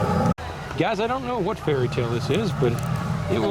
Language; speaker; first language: English; native; English